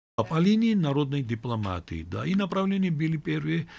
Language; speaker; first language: Russian; non-native, local second language; Georgian